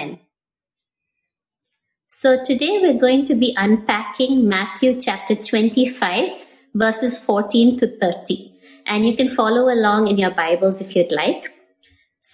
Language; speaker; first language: English; non-native, local second language; Tamil